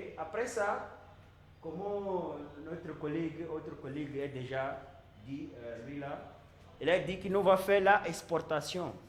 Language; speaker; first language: French; non-native, learner; Portuguese